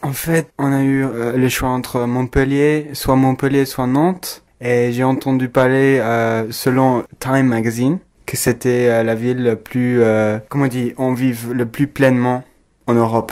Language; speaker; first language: French; non-native, fluent; English